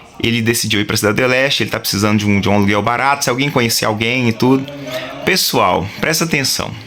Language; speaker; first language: Portuguese; native; Portuguese